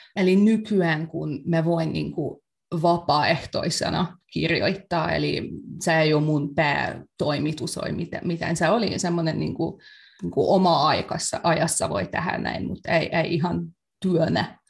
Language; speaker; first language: Finnish; non-native, fluent; Hungarian